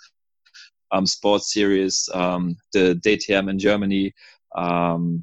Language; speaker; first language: English; non-native, fluent; German